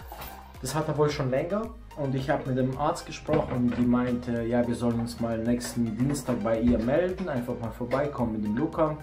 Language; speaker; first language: German; native; German